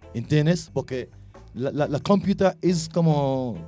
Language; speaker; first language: Spanish; non-native, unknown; Jamaican Creole English